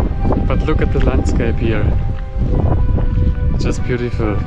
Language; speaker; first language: English; non-native, fluent; German